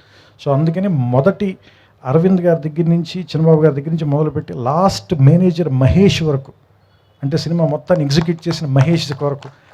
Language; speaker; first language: Telugu; native; Telugu